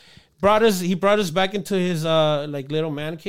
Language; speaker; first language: English; early bilingual, other home language; Spanish